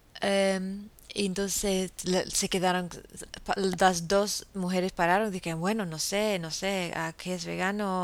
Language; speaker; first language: Spanish; non-native, fluent; English